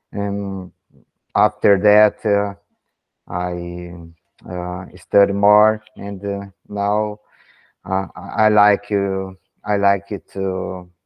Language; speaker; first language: English; non-native, learner; Portuguese